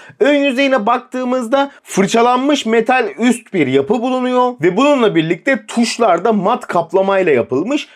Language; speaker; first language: Turkish; native; Turkish